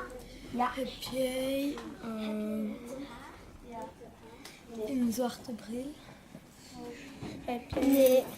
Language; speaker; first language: Dutch; non-native, learner; French